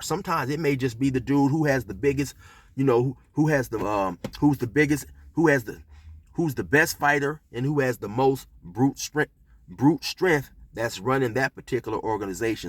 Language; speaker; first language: English; native; English